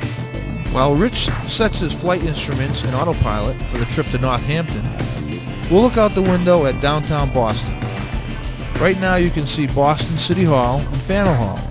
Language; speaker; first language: English; native; English